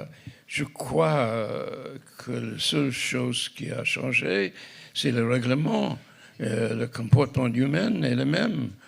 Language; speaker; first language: French; non-native, fluent; English